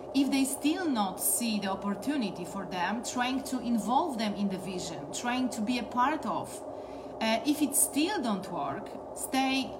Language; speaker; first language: English; non-native, learner; Polish